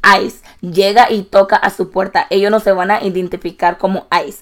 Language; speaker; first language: Spanish; native; Spanish